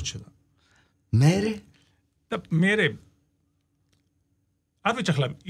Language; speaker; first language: Georgian; non-native, learner; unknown